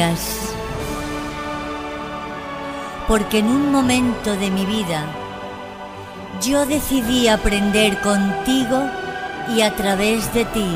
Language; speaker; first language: Spanish; native; Spanish